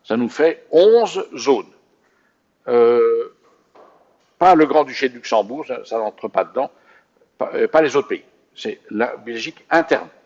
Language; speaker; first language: French; native; French